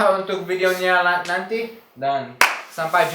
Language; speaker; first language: Indonesian; non-native, learner; English